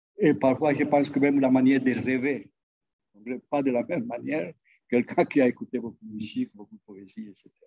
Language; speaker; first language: French; non-native, fluent; Spanish